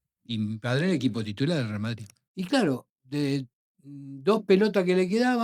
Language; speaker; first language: Spanish; native; Spanish